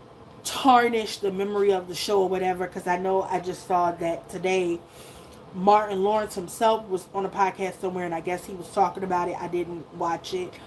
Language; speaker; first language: English; native; English